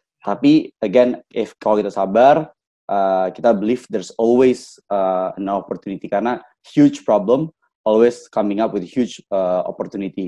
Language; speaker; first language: English; non-native, fluent; Indonesian